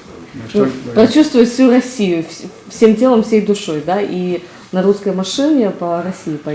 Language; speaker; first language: Russian; native; Russian